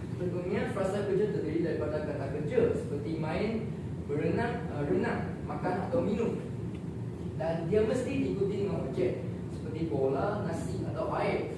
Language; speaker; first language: Malay; non-native, local second language; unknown